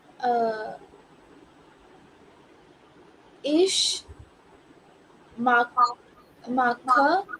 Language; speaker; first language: German; non-native, learner; English